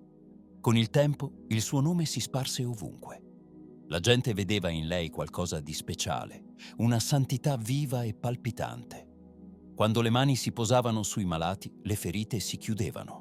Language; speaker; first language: Italian; native; Italian